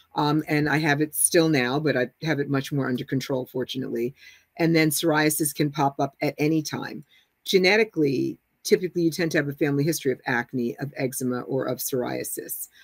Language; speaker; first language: English; native; English